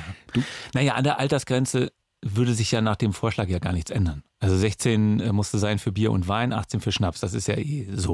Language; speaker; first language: German; native; German